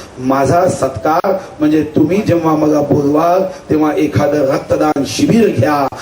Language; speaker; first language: Marathi; native; Marathi